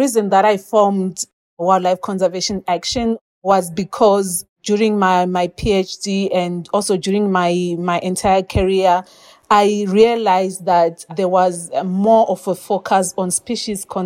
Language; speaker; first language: English; non-native, local second language; Shona